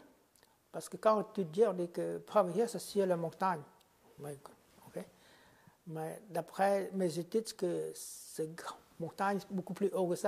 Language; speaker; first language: French; non-native, fluent; Khmer